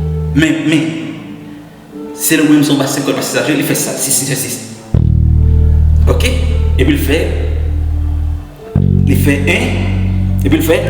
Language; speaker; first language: French; non-native, learner; Haitian Creole